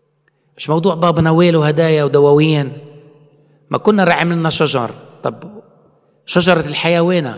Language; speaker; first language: Arabic; native; Arabic